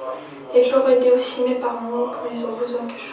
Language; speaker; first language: French; early bilingual, other home language; Romanian